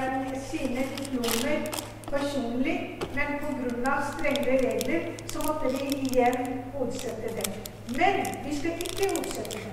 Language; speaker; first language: Norwegian; non-native, fluent; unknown